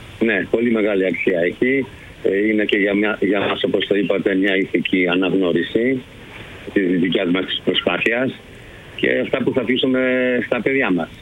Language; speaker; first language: Greek; early bilingual, heritage; Greek